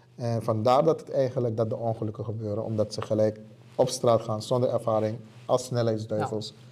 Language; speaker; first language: Dutch; native; Dutch